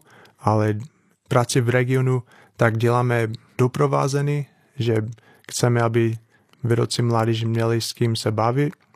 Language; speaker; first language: Czech; non-native, fluent; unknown